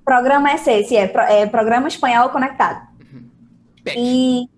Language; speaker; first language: Spanish; non-native, fluent; Portuguese